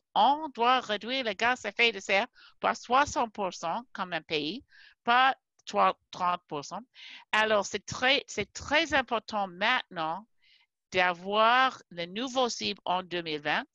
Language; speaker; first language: French; non-native, fluent; English